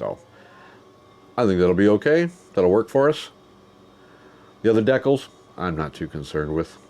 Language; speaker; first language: English; native; English